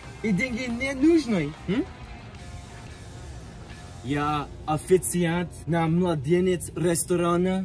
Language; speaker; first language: Russian; non-native, learner; English